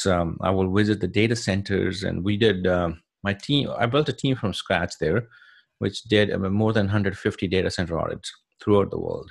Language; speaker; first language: English; non-native, local second language; Punjabi